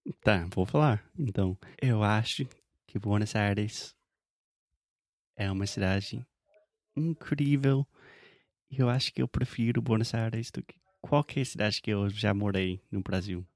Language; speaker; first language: Portuguese; non-native, fluent; English